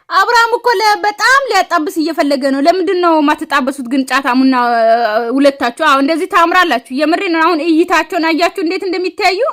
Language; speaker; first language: Amharic; native; Amharic